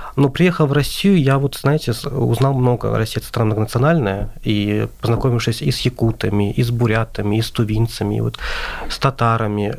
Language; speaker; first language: Russian; non-native, local second language; Azerbaijani